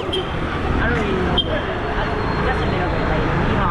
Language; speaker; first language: English; non-native, fluent; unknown